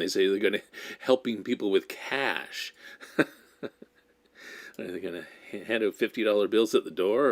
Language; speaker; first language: English; native; English